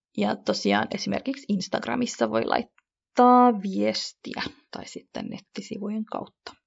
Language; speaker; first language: Finnish; early bilingual, other home language; Kurdish